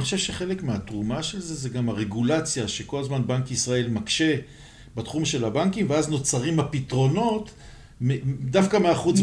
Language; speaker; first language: Hebrew; native; Hebrew